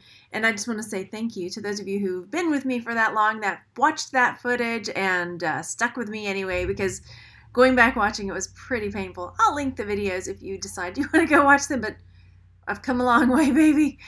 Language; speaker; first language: English; native; English